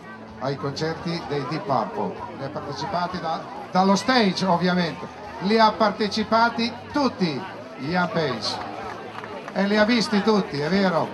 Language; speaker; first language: Italian; native; Italian